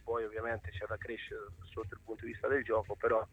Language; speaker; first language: Italian; native; Italian